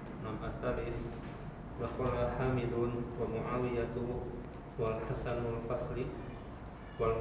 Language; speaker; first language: Arabic; non-native, learner; Indonesian